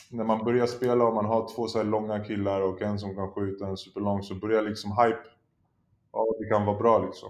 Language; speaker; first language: Swedish; early bilingual, other home language; Polish